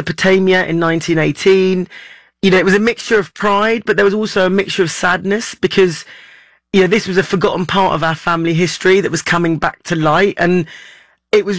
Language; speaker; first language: English; native; English